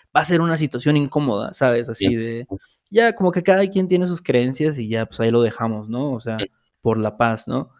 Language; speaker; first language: Spanish; native; Spanish